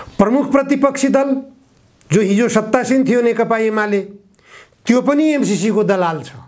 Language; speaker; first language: Nepali; native; Nepali